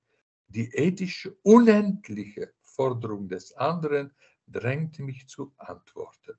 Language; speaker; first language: German; non-native, fluent; Dutch